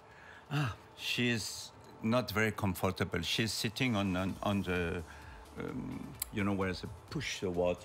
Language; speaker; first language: English; non-native, learner; French